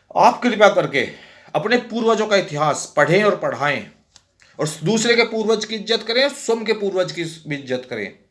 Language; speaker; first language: Hindi; native; Hindi